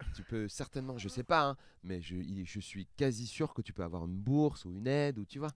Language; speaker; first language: French; native; French